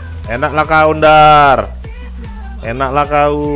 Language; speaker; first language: Indonesian; native; Indonesian